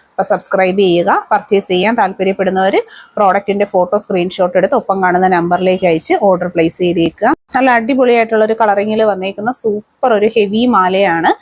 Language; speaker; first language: Malayalam; native; Malayalam